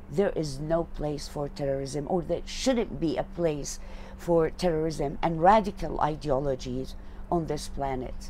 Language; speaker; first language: English; non-native, fluent; Arabic